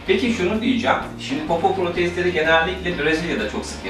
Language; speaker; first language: Turkish; native; Turkish